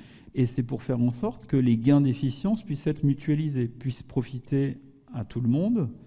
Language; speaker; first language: French; native; French